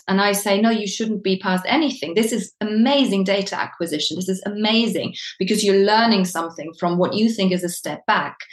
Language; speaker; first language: English; non-native, fluent; German